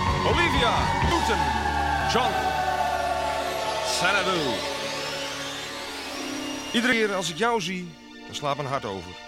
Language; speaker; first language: Dutch; native; Dutch